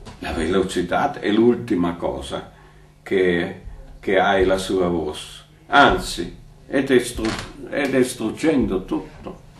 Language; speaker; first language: Italian; non-native, fluent; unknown